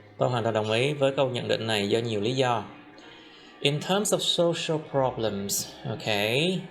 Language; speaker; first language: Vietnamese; native; Vietnamese